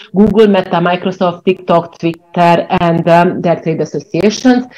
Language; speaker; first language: English; non-native, fluent; Ukrainian